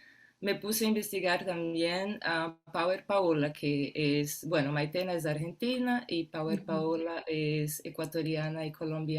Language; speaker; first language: Spanish; non-native, fluent; Portuguese